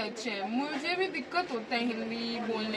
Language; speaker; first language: Hindi; non-native, learner; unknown